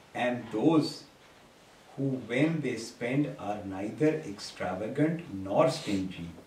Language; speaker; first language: English; non-native, local second language; Urdu